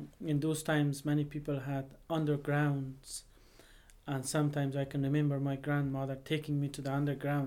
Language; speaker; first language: English; non-native, fluent; Persian